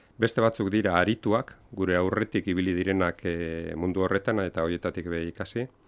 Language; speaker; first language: Basque; non-native, local second language; Spanish